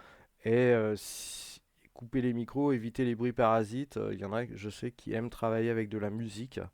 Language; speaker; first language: French; native; French